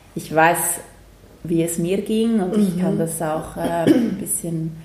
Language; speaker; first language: German; native; German